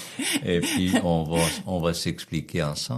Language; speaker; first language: French; native; French